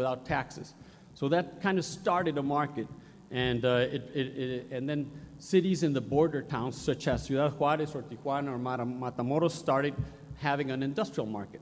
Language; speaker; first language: English; non-native, fluent; Spanish